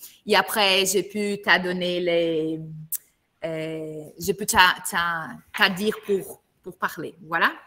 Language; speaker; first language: French; non-native, learner; Portuguese